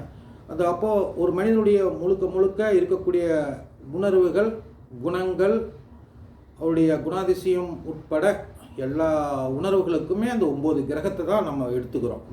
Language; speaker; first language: Tamil; native; Tamil